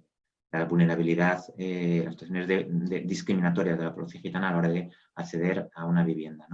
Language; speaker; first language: Spanish; native; Spanish